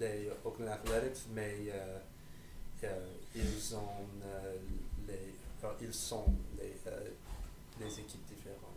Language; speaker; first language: French; non-native, learner; English